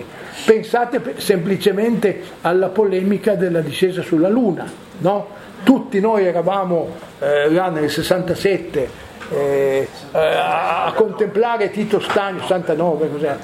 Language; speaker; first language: Italian; native; Italian